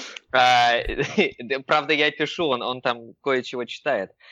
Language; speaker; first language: Russian; early bilingual, heritage; Russian